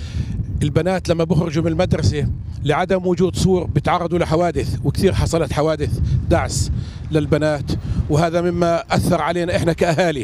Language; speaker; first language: Arabic; native; Arabic